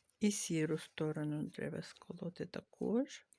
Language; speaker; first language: Ukrainian; native; Ukrainian